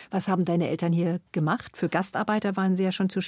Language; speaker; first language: German; native; German